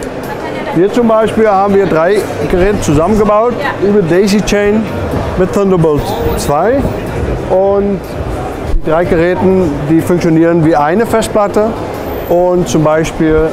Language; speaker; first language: German; non-native, fluent; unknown